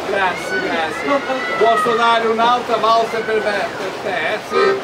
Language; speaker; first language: Italian; non-native, learner; Portuguese